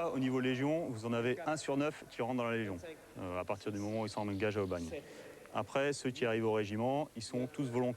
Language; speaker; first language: French; native; French